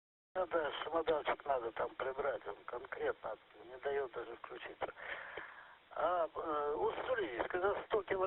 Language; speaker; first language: Russian; native; Russian